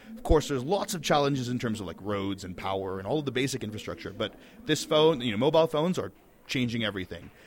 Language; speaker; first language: English; native; English